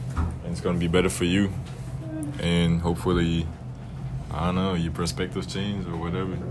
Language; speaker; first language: English; non-native, fluent; German